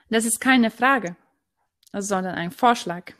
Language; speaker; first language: German; non-native, fluent; Polish